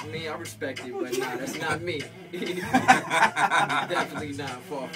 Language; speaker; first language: English; native; English